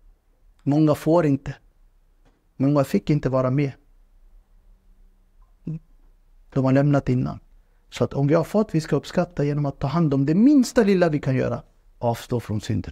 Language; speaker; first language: Swedish; non-native, fluent; Urdu